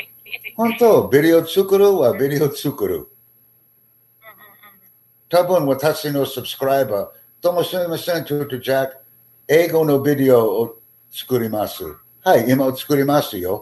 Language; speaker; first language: Japanese; non-native, learner; English